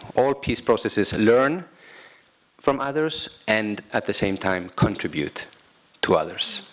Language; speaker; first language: English; non-native, fluent; Catalan